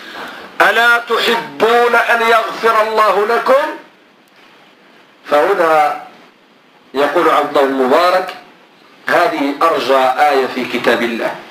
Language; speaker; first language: Arabic; native; Arabic